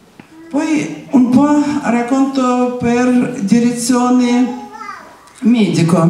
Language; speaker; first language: Italian; non-native, learner; Russian